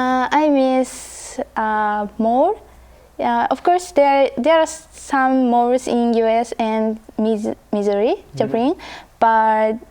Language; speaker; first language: English; non-native, learner; Japanese